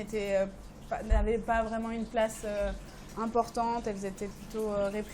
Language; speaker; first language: French; early bilingual, other home language; Persian